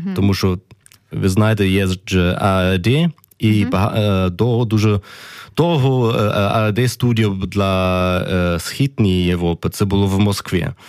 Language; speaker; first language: Ukrainian; early bilingual, heritage; Ukrainian